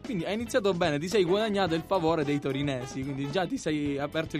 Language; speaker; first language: Italian; native; Italian